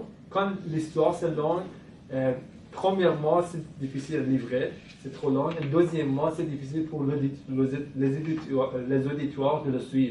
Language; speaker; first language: French; non-native, fluent; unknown